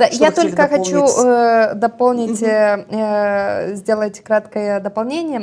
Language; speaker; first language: Russian; non-native, local second language; Romanian